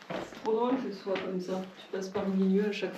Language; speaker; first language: French; native; French